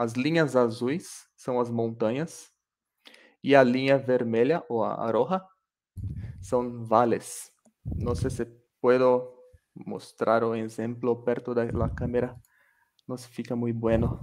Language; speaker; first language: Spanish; non-native, local second language; Portuguese